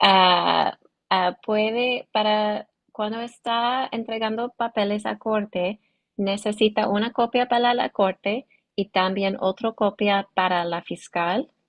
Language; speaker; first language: Spanish; non-native, learner; English